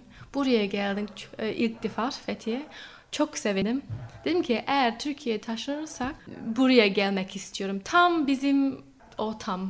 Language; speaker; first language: Turkish; non-native, learner; English